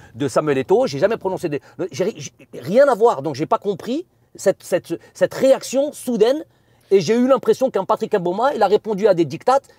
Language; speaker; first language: French; native; French